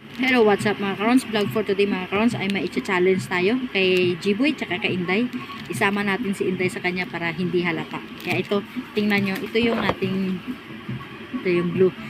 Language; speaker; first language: Filipino; non-native, local second language; Hiligaynon